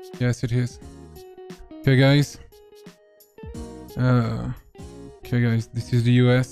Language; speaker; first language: English; non-native, fluent; French